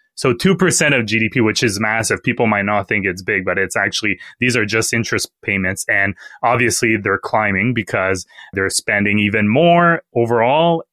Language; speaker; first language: English; non-native, fluent; French